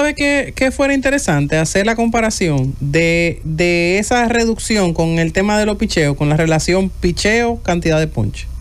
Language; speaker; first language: Spanish; native; Spanish